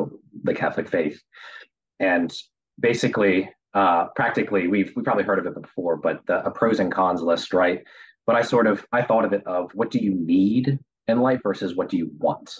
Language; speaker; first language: English; native; English